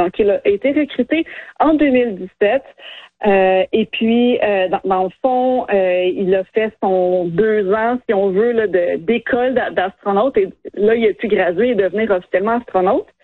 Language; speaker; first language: French; native; French